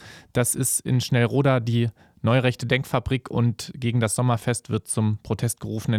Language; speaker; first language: German; native; German